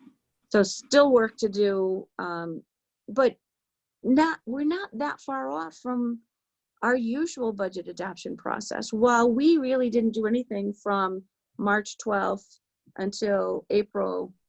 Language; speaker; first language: English; native; English